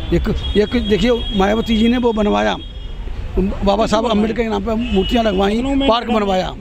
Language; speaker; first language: Hindi; native; Hindi